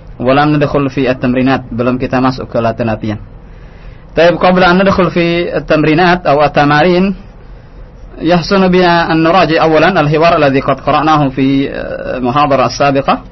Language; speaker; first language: Arabic; non-native, learner; Indonesian